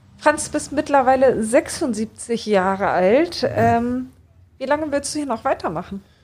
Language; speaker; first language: German; native; German